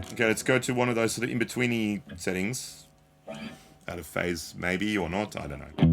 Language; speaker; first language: English; native; English